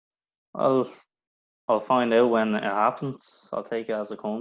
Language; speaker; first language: English; native; English